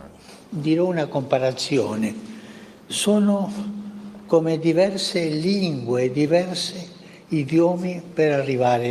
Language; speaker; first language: Italian; early bilingual, heritage; Spanish